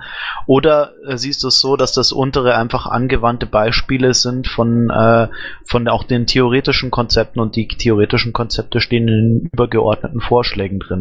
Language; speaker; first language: German; native; German